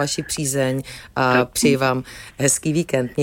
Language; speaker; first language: Czech; native; Czech